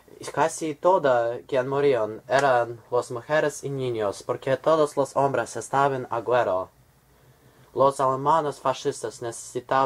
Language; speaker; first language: Spanish; non-native, learner; English